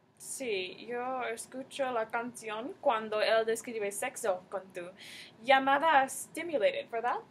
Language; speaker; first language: Spanish; non-native, learner; English